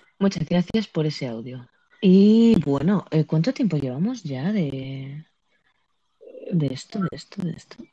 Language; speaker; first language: Spanish; native; Spanish